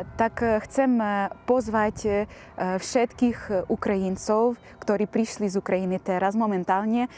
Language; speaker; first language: Slovak; non-native, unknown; Ukrainian